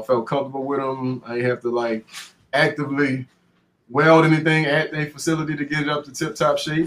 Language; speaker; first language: English; native; English